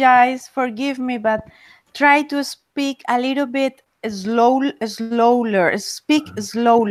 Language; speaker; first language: English; non-native, fluent; Spanish